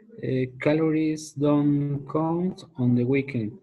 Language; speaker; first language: English; non-native, learner; Spanish